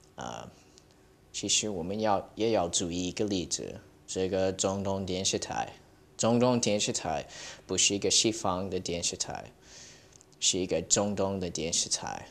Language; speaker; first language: Chinese; early bilingual, heritage; Chinese